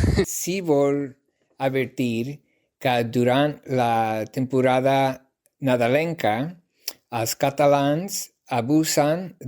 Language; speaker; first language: Catalan; non-native, learner; English